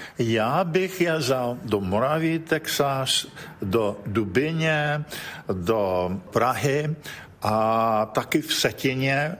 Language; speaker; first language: Czech; early bilingual, heritage; English